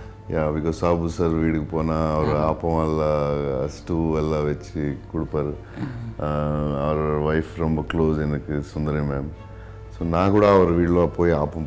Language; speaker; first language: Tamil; non-native, local second language; Telugu